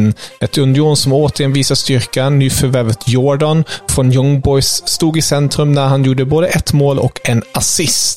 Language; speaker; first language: Swedish; native; Swedish